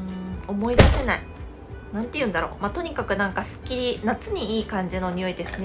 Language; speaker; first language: Japanese; non-native, fluent; Korean